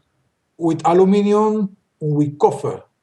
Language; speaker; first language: English; non-native, learner; Spanish